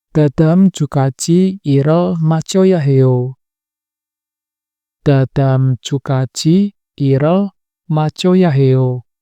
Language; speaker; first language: Korean; non-native, fluent; Indonesian